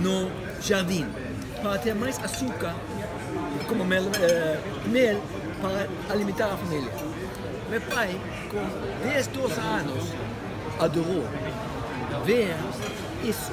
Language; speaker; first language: Portuguese; non-native, fluent; Spanish